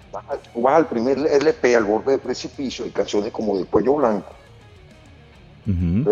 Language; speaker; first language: Spanish; native; Spanish